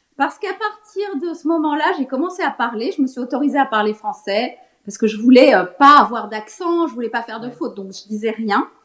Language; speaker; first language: French; early bilingual, other home language; Ladino